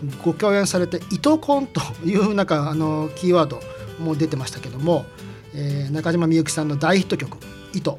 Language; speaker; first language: Japanese; native; Japanese